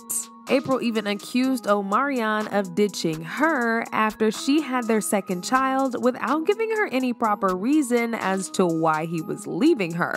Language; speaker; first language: English; native; English